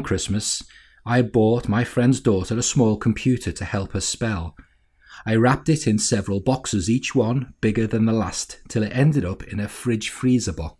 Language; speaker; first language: English; native; English